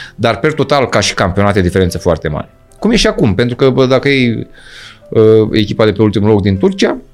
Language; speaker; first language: Romanian; native; Romanian